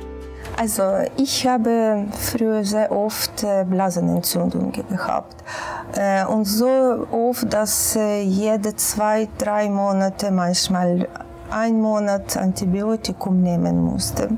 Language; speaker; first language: German; non-native, fluent; Russian